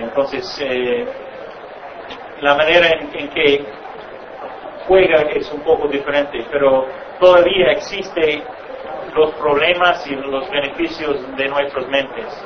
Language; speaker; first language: Spanish; non-native, fluent; English